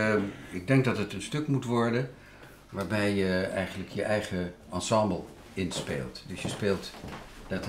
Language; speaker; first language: Dutch; native; Dutch